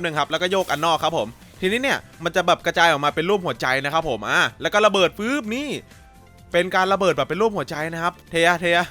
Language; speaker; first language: Thai; native; Thai